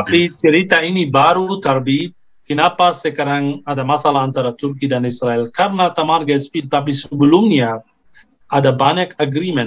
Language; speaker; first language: Indonesian; non-native, fluent; Arabic